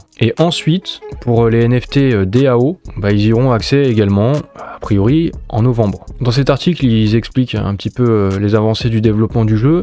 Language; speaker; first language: French; native; French